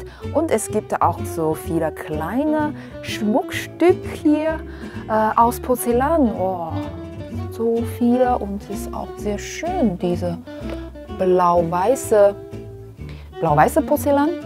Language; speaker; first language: German; non-native, fluent; Chinese